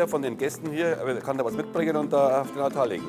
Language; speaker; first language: German; native; German